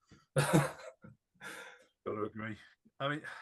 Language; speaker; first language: English; native; English